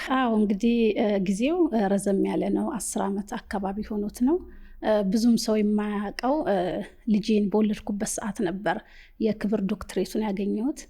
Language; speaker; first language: Amharic; native; Amharic